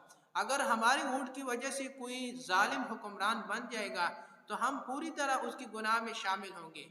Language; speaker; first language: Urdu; non-native, local second language; Pashto